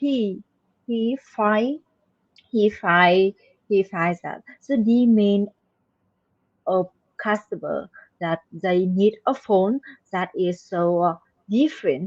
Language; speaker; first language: English; non-native, learner; Vietnamese